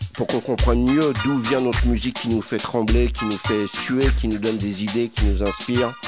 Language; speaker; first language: French; native; French